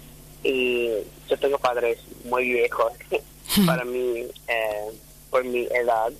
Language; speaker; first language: Spanish; non-native, fluent; English